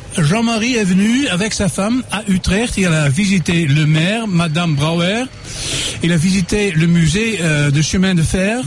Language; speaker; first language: French; non-native, fluent; Dutch